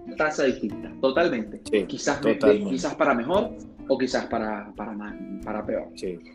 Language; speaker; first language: Spanish; native; Spanish